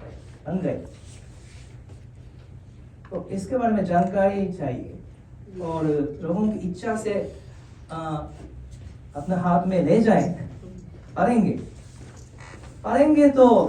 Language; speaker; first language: Hindi; non-native, fluent; Japanese